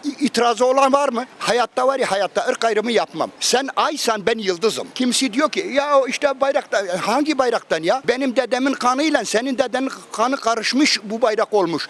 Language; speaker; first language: Turkish; native; Turkish